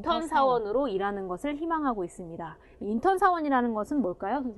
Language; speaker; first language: Korean; native; Korean